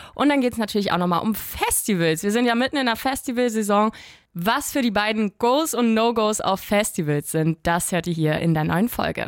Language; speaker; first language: German; native; German